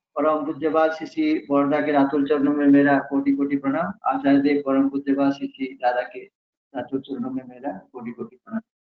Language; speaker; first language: Hindi; non-native, local second language; Bangla